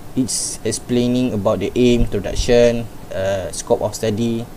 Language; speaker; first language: English; non-native, local second language; Malay